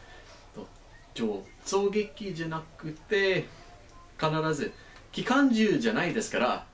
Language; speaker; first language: Japanese; non-native, learner; English